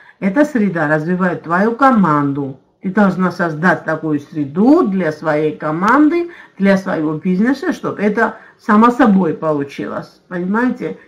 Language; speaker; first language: Russian; non-native, local second language; Azerbaijani